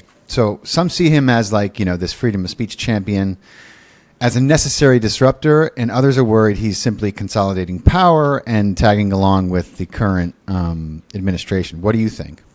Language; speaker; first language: English; native; English